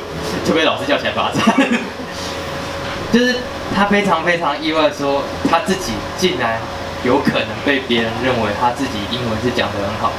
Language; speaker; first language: Chinese; native; Chinese